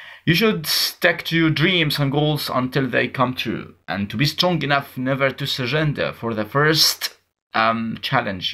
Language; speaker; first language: English; non-native, fluent; Arabic